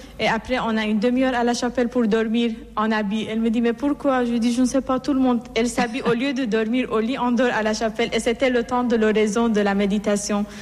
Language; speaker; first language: French; non-native, fluent; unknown